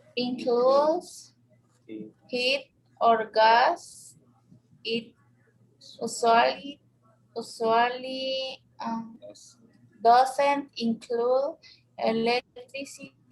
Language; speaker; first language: English; non-native, learner; Spanish